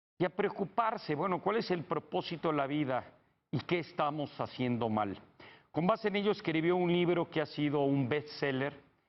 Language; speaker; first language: Spanish; native; Spanish